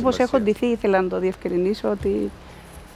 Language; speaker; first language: Greek; native; Greek